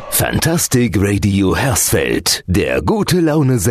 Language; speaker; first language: German; native; German